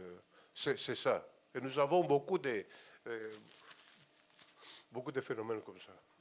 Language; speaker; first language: French; non-native, fluent; Greek